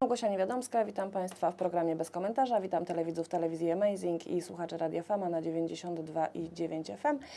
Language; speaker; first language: Polish; native; Polish